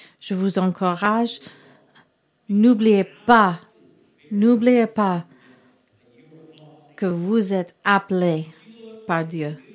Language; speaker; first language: French; non-native, learner; English